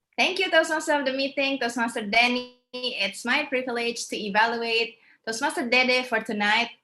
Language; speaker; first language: English; non-native, fluent; Dutch